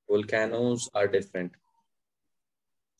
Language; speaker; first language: English; non-native, local second language; Hindi